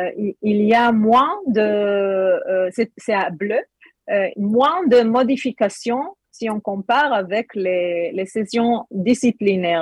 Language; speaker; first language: French; non-native, learner; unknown